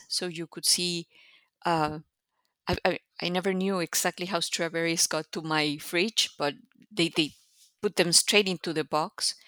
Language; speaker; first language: English; non-native, fluent; Spanish